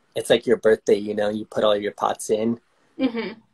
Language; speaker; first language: English; native; English